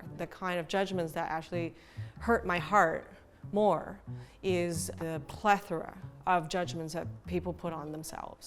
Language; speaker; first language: English; early bilingual, other home language; Cantonese